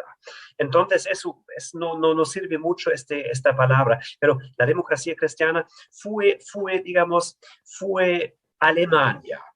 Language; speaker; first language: Spanish; non-native, fluent; German